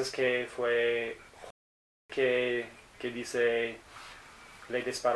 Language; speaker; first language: Spanish; non-native, learner; English